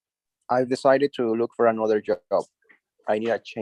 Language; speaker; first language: English; non-native, learner; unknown